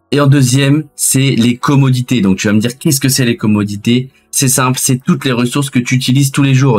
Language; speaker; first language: French; native; French